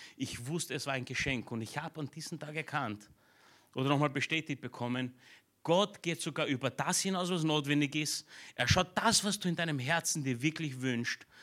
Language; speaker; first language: German; early bilingual, other home language; Romanian